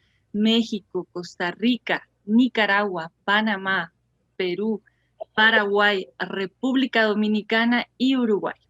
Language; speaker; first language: Spanish; native; Spanish